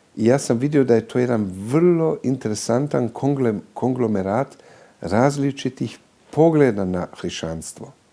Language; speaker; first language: Bosnian; early bilingual, heritage; Serbian